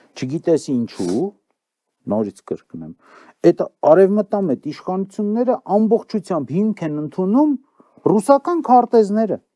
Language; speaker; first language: Armenian; native; Armenian